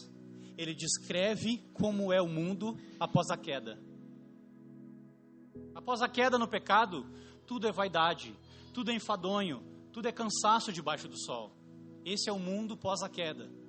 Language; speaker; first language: Portuguese; native; Portuguese